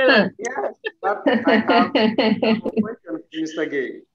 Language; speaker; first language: English; non-native, learner; French